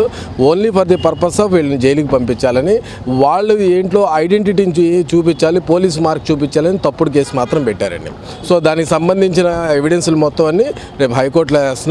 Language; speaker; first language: Telugu; native; Telugu